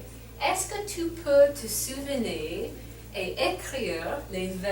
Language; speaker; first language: French; non-native, learner; English